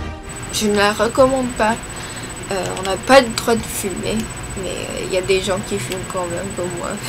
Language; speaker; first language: French; non-native, learner; English